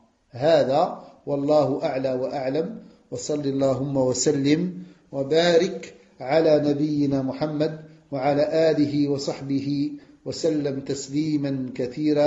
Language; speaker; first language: Arabic; non-native, fluent; French